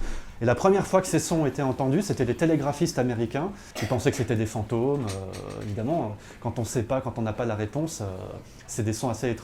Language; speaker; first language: French; native; French